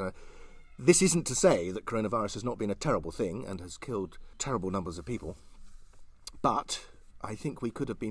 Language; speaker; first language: English; native; English